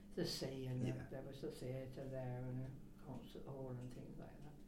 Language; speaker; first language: English; native; English